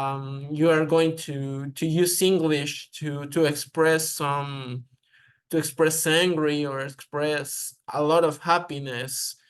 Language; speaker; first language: English; non-native, learner; Spanish